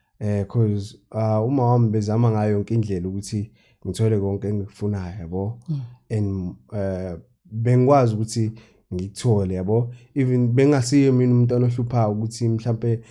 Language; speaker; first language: Zulu; native; Zulu